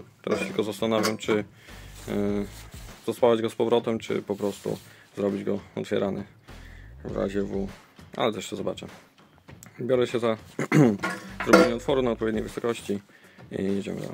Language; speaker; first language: Polish; native; Polish